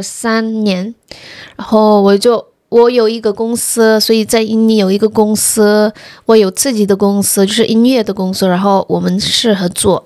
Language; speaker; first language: Chinese; non-native, fluent; Indonesian